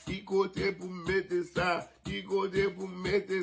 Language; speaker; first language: French; non-native, local second language; Haitian Creole